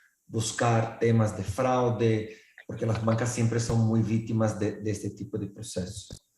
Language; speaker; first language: Spanish; non-native, fluent; Portuguese